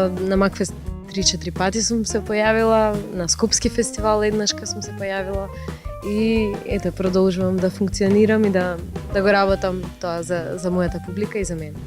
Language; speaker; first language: Macedonian; early bilingual, other home language; Russian